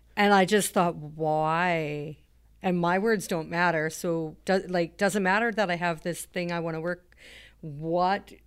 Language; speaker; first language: English; native; English